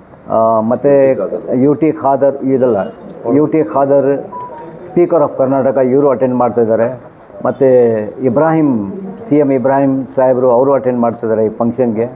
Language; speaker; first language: Kannada; non-native, local second language; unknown